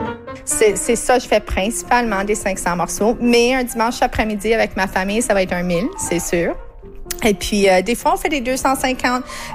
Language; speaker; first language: French; native; French